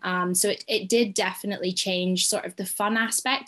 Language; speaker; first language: English; native; English